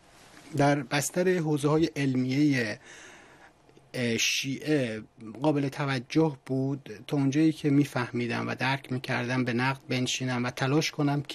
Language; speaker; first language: Persian; native; Persian